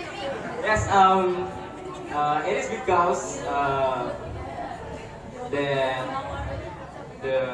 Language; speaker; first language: English; non-native, learner; Indonesian